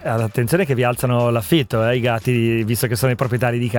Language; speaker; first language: Italian; native; Italian